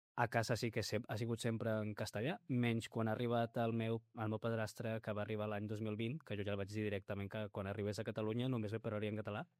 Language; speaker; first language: Catalan; early bilingual, other home language; Spanish